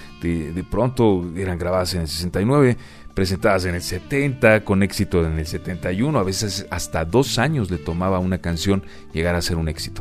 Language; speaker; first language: Spanish; native; Spanish